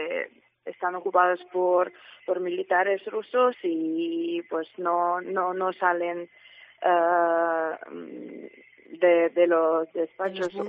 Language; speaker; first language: Spanish; non-native, fluent; Ukrainian